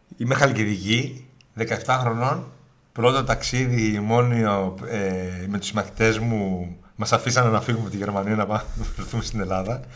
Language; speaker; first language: Greek; native; Greek